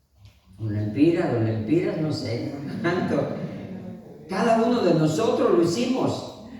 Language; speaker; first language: Spanish; native; Spanish